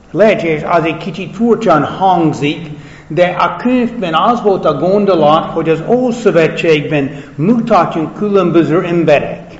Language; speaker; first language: Hungarian; non-native, fluent; English